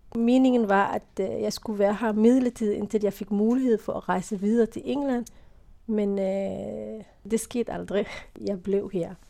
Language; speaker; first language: Danish; non-native, fluent; Somali